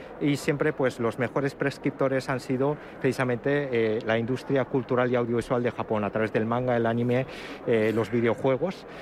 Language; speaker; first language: Spanish; early bilingual, other home language; Japanese